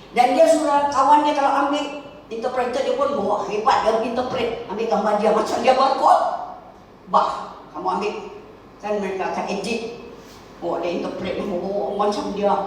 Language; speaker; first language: Malay; non-native, local second language; Chinese